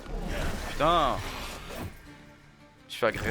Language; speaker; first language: French; native; French